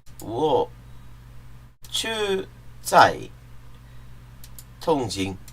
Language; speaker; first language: Chinese; non-native, learner; English